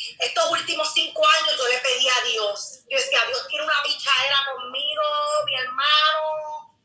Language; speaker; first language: Spanish; native; Spanish